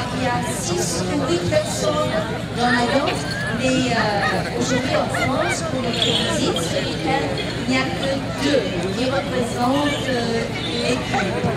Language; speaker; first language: French; non-native, fluent; English